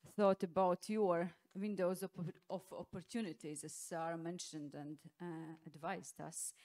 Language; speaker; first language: English; non-native, fluent; Latvian